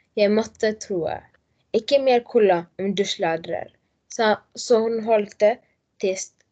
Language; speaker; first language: Norwegian; non-native, learner; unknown